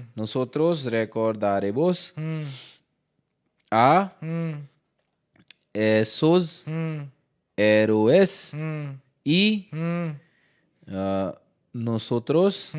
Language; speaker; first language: Spanish; non-native, learner; Hindi